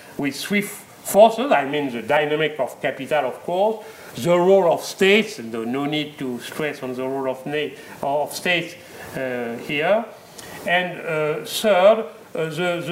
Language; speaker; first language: English; non-native, fluent; French